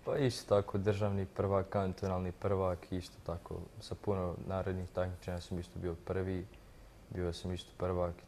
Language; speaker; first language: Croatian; early bilingual, heritage; Croatian